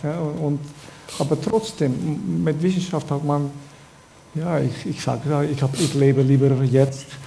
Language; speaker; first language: German; non-native, fluent; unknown